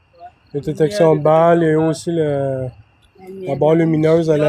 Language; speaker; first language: French; native; French